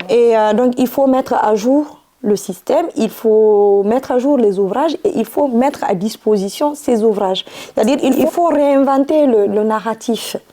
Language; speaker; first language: French; non-native, local second language; Fula